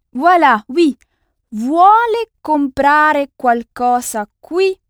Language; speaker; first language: Italian; non-native, fluent; French